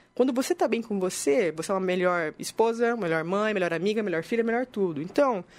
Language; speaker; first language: Portuguese; native; Portuguese